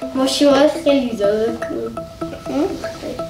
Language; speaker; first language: Persian; early bilingual, heritage; Persian